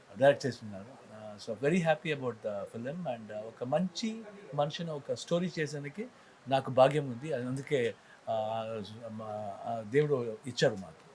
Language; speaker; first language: Telugu; non-native, learner; Kannada